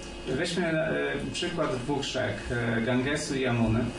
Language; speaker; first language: Polish; native; Polish